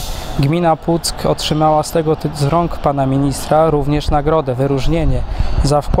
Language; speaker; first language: Polish; native; Polish